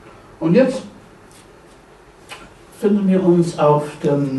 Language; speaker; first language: German; non-native, fluent; English